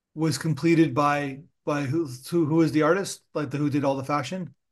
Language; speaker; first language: English; early bilingual, other home language; Italian